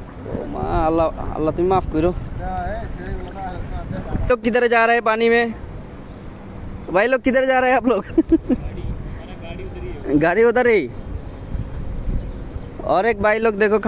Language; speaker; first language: Hindi; non-native, fluent; Bangla